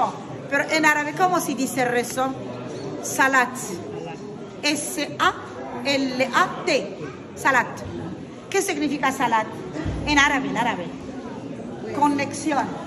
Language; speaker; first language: Spanish; non-native, fluent; Arabic